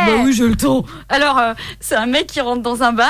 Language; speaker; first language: French; native; French